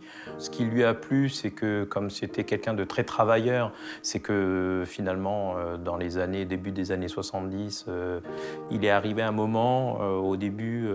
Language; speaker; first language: French; native; French